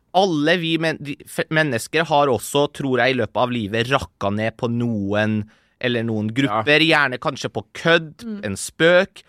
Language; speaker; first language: Norwegian; early bilingual, other home language; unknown